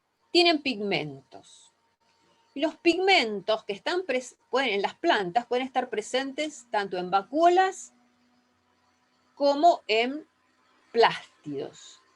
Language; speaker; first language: Spanish; native; Spanish